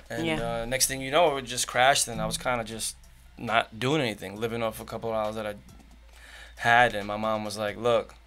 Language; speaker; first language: English; native; English